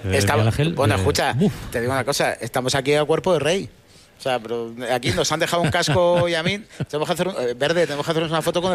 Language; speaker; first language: Spanish; native; Spanish